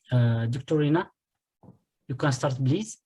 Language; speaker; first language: English; non-native, fluent; Arabic